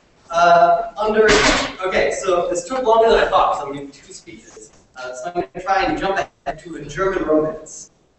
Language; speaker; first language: English; native; English